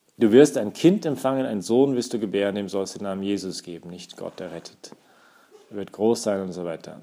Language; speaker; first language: German; native; German